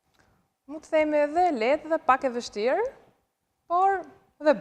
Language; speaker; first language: Albanian; early bilingual, heritage; Albanian